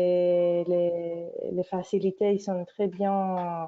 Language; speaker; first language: French; non-native, fluent; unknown